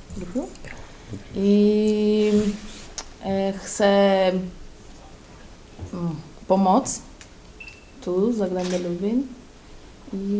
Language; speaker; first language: Polish; non-native, learner; Portuguese